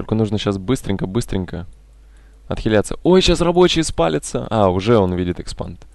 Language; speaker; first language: Russian; native; Russian